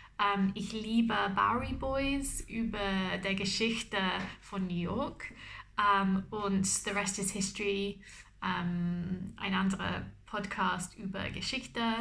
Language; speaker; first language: German; non-native, learner; English